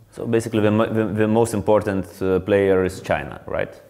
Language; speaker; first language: English; non-native, fluent; Lithuanian